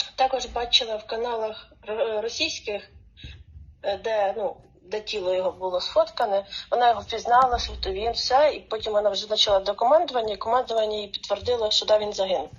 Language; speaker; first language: Ukrainian; native; Ukrainian